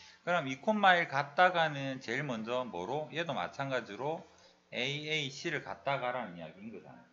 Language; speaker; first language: Korean; native; Korean